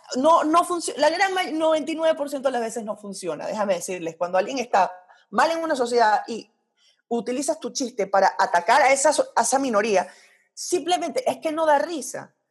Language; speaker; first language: Spanish; early bilingual, heritage; Spanish